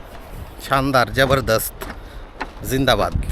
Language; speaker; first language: Hindi; non-native, local second language; Bangla